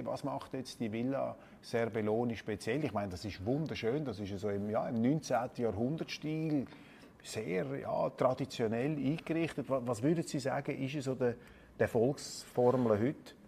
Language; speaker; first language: German; native; German